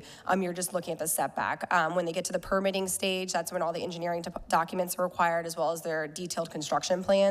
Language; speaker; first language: English; native; English